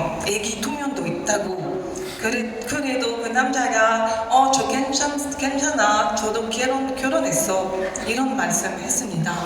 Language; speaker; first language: Korean; non-native, learner; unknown